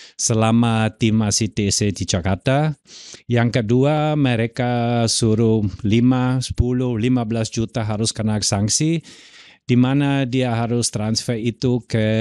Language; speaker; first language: Indonesian; non-native, fluent; German